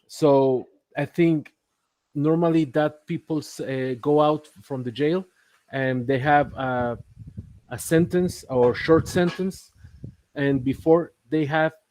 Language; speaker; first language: English; non-native, learner; Spanish